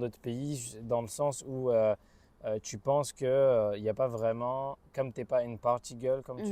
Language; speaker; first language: French; native; French